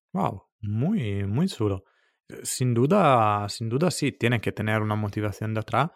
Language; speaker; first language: Spanish; non-native, fluent; Italian